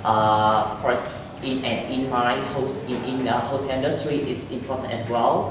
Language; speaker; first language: English; non-native, learner; Vietnamese